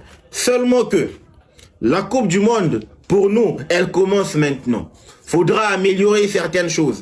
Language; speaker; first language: French; non-native, local second language; Lingala